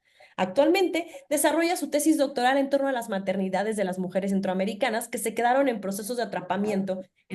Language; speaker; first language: Spanish; native; Spanish